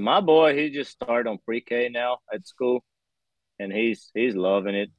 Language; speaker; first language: English; non-native, fluent; Portuguese